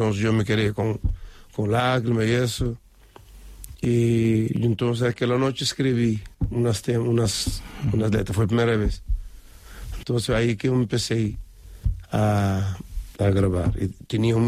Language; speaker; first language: Spanish; non-native, learner; Kabuverdianu